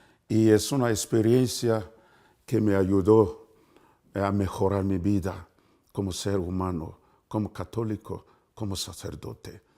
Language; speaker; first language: Spanish; non-native, fluent; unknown